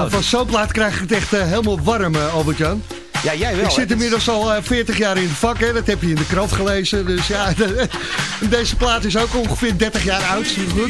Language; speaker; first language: Dutch; native; Dutch